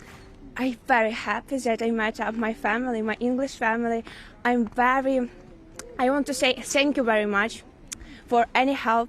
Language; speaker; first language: English; non-native, learner; Ukrainian